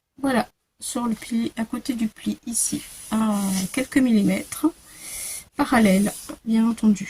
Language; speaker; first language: French; native; French